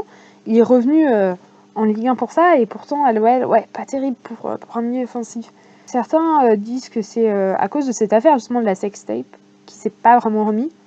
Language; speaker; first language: French; native; French